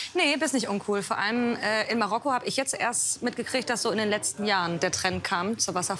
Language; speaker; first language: German; native; German